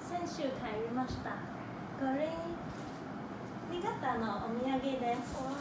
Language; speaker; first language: Japanese; non-native, learner; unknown